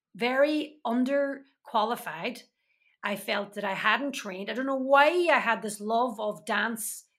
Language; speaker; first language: English; native; English